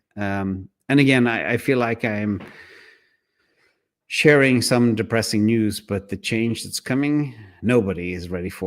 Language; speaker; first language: English; native; English